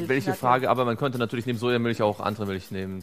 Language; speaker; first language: German; native; German